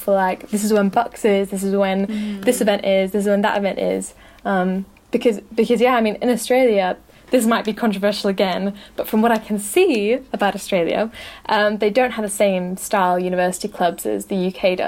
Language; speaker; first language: English; native; English